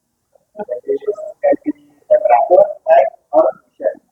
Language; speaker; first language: English; non-native, learner; Indonesian